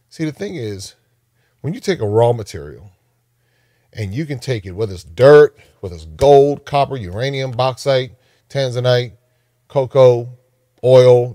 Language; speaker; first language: English; native; English